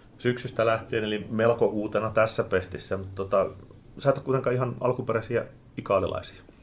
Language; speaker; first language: Finnish; native; Finnish